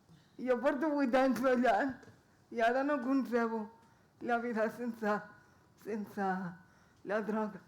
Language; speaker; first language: Catalan; non-native, local second language; Spanish